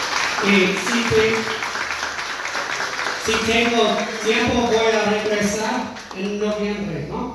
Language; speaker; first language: Spanish; non-native, fluent; English